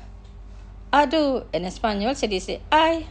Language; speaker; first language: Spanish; non-native, fluent; Indonesian